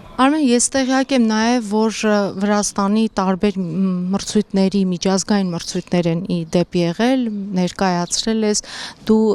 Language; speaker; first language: Armenian; native; Armenian